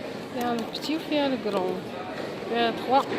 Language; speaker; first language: French; non-native, fluent; Arabic